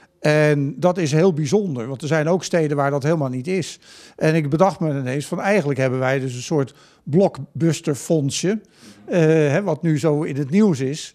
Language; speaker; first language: Dutch; native; Dutch